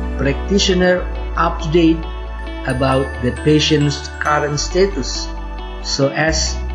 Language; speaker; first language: English; non-native, fluent; Indonesian